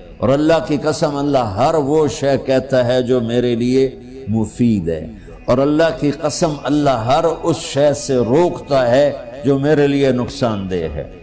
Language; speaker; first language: Urdu; non-native, local second language; Punjabi